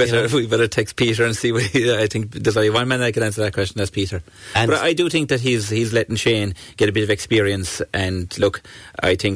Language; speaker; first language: English; native; English